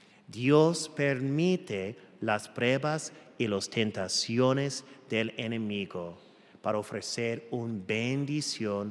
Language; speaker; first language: Spanish; non-native, fluent; English